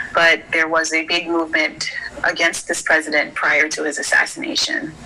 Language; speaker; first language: English; early bilingual, other home language; Haitian Creole